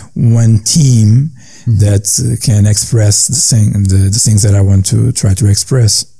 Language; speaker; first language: English; non-native, learner; Portuguese